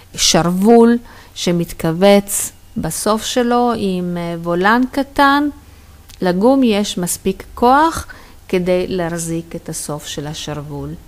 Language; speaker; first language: Hebrew; non-native, fluent; Italian